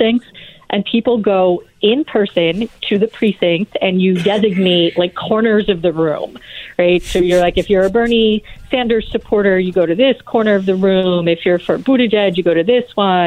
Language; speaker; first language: English; native; English